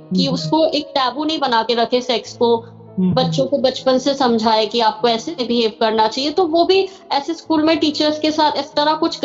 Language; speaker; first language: Hindi; native; Hindi